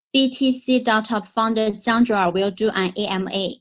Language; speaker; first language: English; non-native, fluent; Chinese